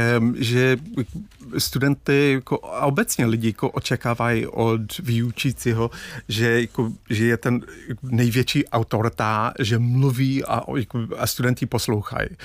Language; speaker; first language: Czech; non-native, fluent; English